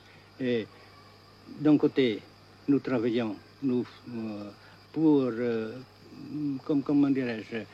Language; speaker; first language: French; non-native, fluent; Vietnamese